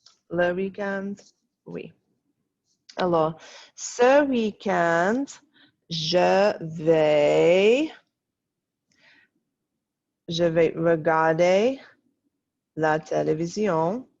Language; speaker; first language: French; non-native, fluent; English